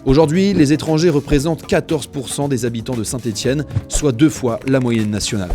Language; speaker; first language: French; native; French